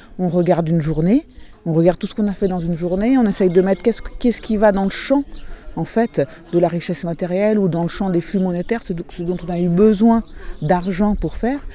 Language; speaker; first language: French; non-native, fluent; Portuguese